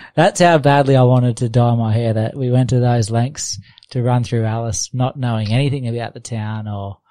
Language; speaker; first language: English; native; English